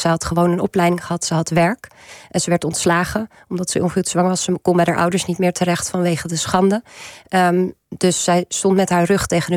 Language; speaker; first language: Dutch; native; Dutch